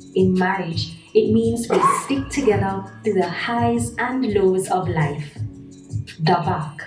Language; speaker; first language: English; native; English